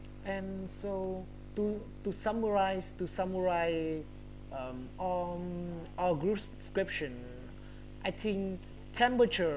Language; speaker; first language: English; non-native, learner; Vietnamese